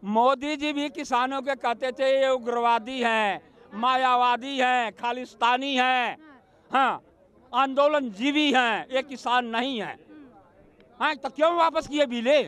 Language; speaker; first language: Hindi; native; Hindi